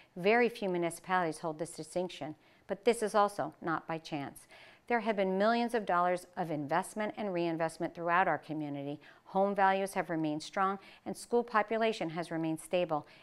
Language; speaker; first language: English; native; English